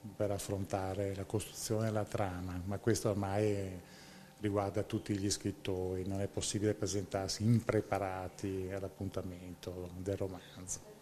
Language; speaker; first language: Italian; native; Italian